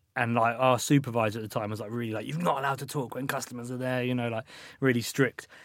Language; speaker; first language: English; native; English